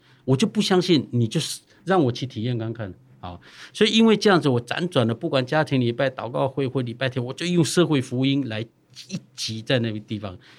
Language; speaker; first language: Chinese; non-native, local second language; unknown